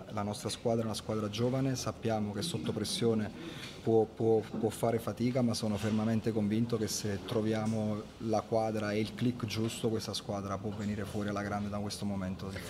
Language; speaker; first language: Italian; native; Italian